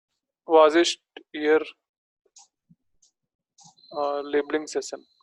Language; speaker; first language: German; non-native, learner; Telugu